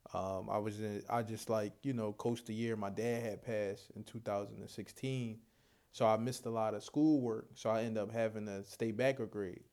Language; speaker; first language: English; native; English